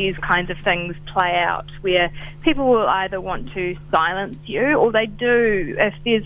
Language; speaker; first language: English; native; English